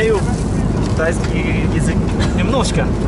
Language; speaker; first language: Russian; non-native, fluent; Thai